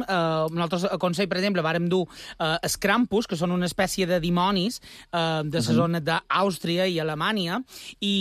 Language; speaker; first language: Catalan; native; Catalan